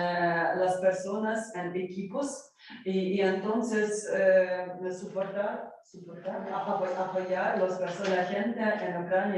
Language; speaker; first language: Spanish; non-native, learner; Ukrainian